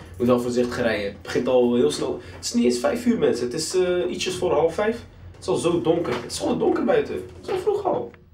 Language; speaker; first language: Dutch; early bilingual, other home language; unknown